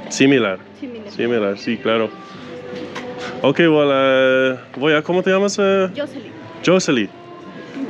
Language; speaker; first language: Spanish; non-native, learner; English